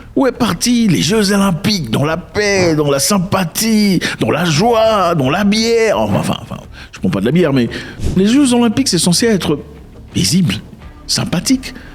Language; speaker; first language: French; non-native, local second language; Lingala